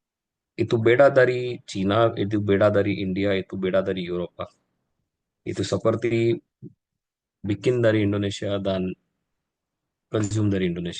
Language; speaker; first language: Indonesian; non-native, learner; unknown